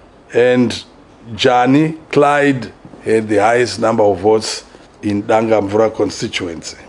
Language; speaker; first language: English; non-native, local second language; Shona